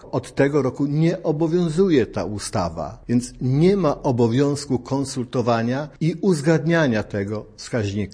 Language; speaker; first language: Polish; native; Polish